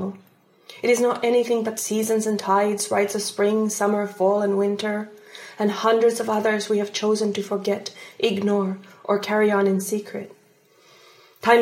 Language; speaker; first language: English; non-native, fluent; Finnish